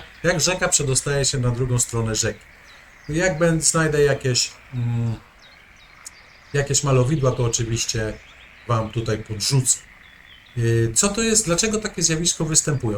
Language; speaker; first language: Polish; native; Polish